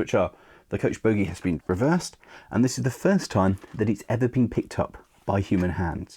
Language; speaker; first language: English; native; English